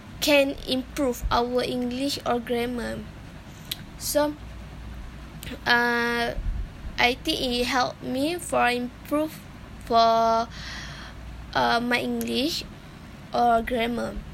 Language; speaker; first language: English; non-native, learner; Malay